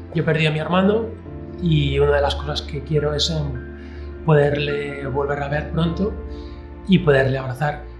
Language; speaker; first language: Spanish; native; Spanish